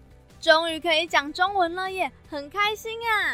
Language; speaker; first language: Chinese; native; Chinese